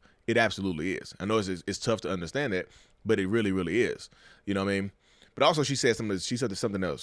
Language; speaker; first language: English; native; English